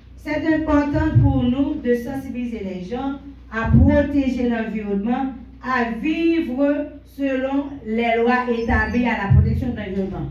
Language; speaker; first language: French; non-native, local second language; Haitian Creole